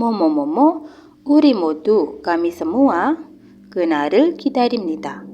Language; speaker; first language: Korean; non-native, fluent; Indonesian